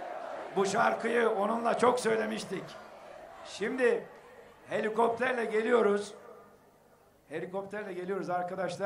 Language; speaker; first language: Turkish; native; Turkish